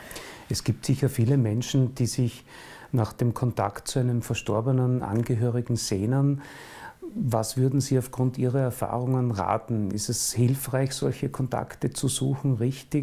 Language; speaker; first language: German; native; German